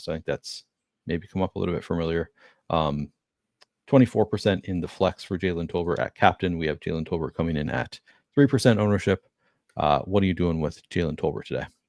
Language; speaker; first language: English; native; English